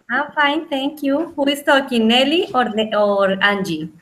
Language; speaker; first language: English; non-native, learner; Spanish